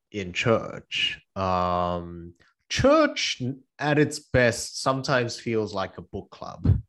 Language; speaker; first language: English; early bilingual, other home language; Korean